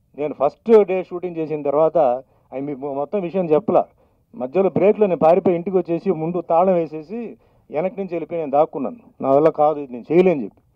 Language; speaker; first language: Telugu; non-native, local second language; Tamil